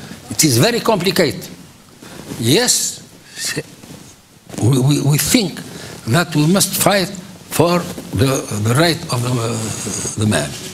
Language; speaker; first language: English; non-native, learner; Arabic